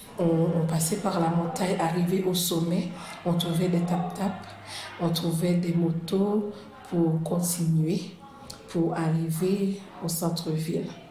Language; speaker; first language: French; non-native, local second language; Haitian Creole